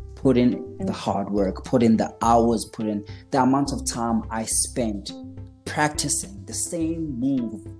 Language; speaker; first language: English; non-native, local second language; Zulu